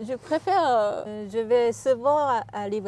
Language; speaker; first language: French; non-native, learner; Japanese